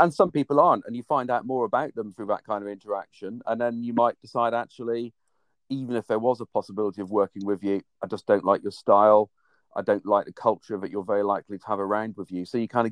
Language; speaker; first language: English; native; English